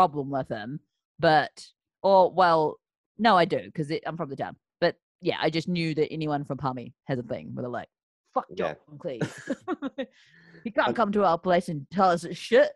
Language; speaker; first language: English; native; English